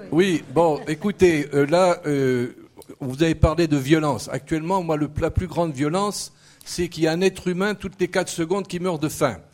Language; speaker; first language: French; native; French